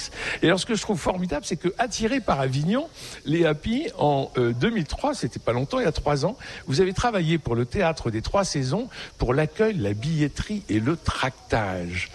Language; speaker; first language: French; native; French